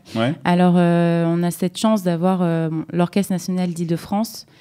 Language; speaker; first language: French; native; French